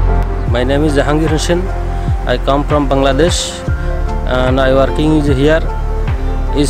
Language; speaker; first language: English; non-native, learner; Bangla